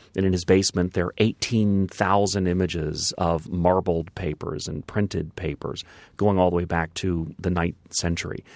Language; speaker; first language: English; native; English